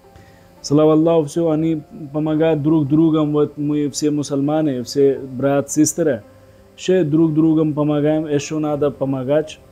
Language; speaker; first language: Russian; non-native, learner; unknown